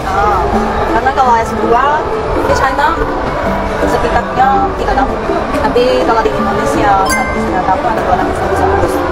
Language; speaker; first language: Indonesian; non-native, fluent; Chinese